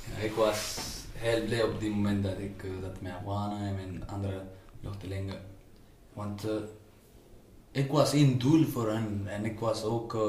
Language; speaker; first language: Dutch; non-native, learner; Pashto